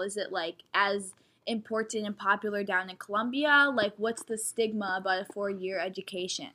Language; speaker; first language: English; early bilingual, other home language; Spanish